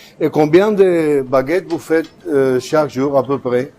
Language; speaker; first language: French; non-native, fluent; Spanish